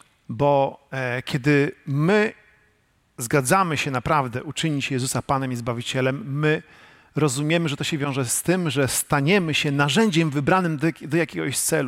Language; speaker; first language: Polish; native; Polish